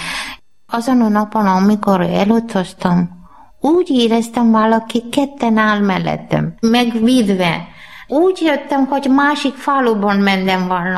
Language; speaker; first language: Hungarian; non-native, learner; Malayalam